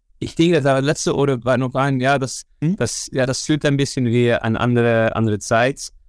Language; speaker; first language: German; non-native, learner; Dutch